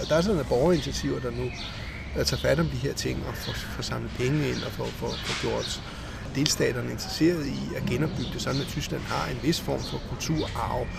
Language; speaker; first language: Danish; native; Danish